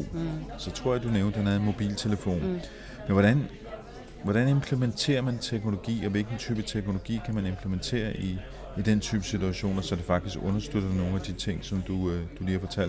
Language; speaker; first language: Danish; native; Danish